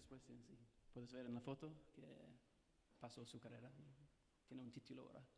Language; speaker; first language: Spanish; non-native, fluent; English